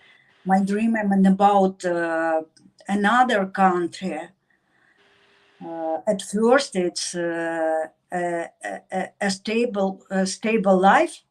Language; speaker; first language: English; non-native, learner; Russian